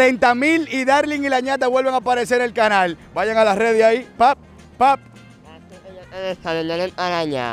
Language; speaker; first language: Spanish; native; Spanish